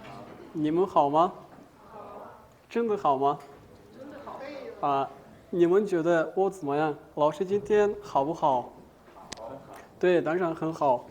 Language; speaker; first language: Chinese; non-native, fluent; Kyrgyz